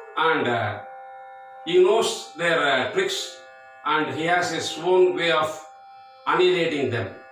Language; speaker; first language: English; non-native, local second language; Tamil